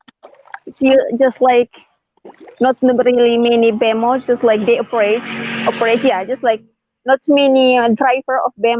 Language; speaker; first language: English; non-native, learner; Indonesian